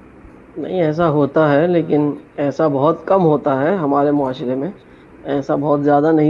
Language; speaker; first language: Hindi; non-native, fluent; Urdu